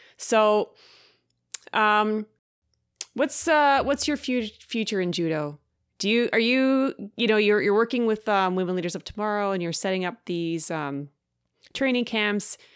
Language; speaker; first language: English; native; English